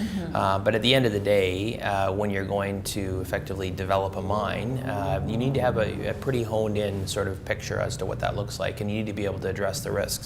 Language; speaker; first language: English; native; English